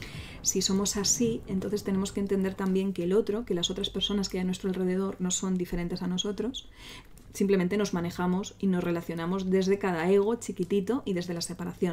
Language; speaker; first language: Spanish; native; Spanish